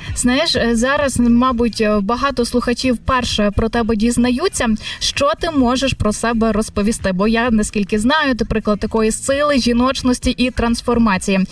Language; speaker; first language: Ukrainian; native; Ukrainian